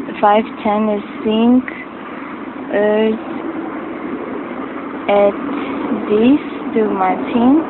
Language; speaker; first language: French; non-native, learner; English